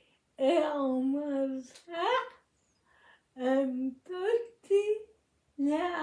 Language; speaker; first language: French; non-native, learner; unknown